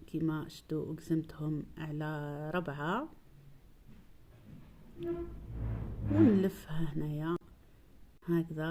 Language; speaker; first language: Arabic; native; Arabic